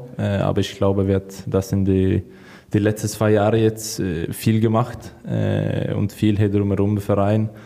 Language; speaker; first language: German; non-native, learner; Swedish